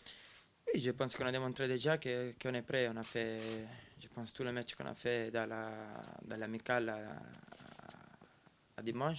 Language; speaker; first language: French; non-native, fluent; Italian